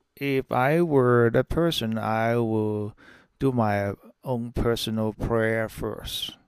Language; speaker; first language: English; non-native, local second language; Cantonese